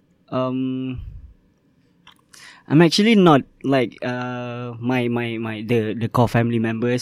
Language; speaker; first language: English; non-native, local second language; Malay